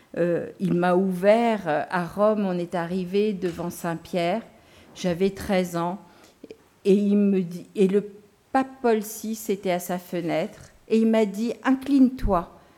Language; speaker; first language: French; non-native, local second language; Gujarati